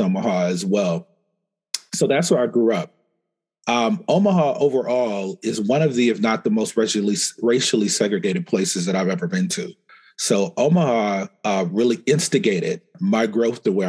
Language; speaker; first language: English; native; English